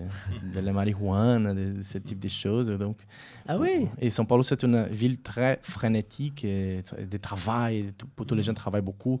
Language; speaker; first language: French; non-native, fluent; Portuguese